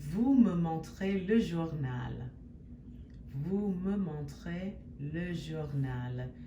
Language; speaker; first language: French; non-native, fluent; English